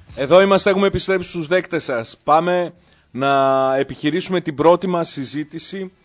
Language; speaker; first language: Greek; native; Greek